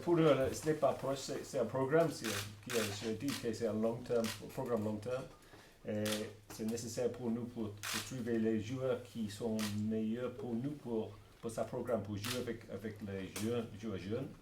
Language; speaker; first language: French; non-native, learner; English